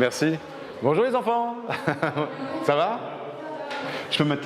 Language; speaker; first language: French; native; French